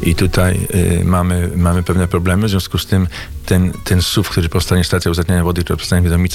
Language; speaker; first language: Polish; native; Polish